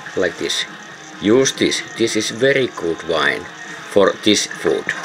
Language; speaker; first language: English; non-native, learner; Finnish